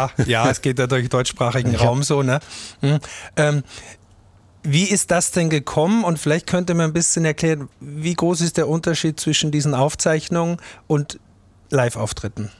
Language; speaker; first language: German; native; German